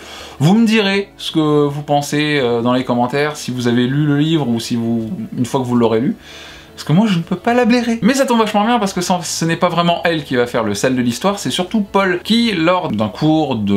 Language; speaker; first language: French; native; French